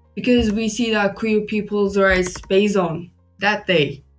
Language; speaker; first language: English; non-native, fluent; Turkish